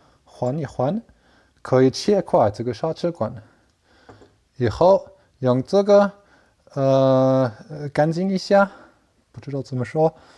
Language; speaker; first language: Chinese; non-native, learner; German